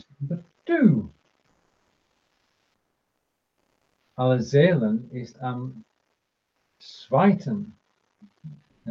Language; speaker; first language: German; non-native, fluent; English